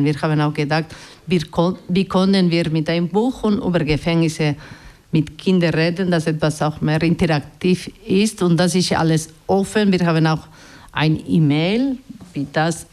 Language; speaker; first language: German; non-native, learner; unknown